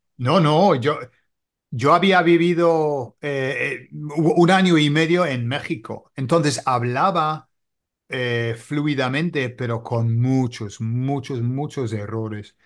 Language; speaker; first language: Spanish; non-native, fluent; English